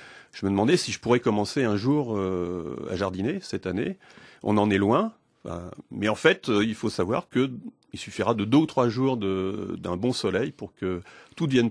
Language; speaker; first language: French; native; French